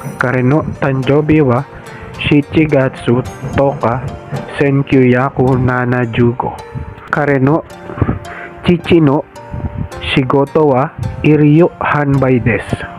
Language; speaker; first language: Japanese; non-native, learner; Filipino